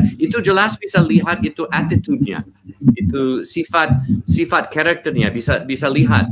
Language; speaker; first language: Indonesian; non-native, learner; English